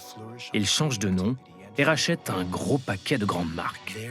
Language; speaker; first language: French; native; French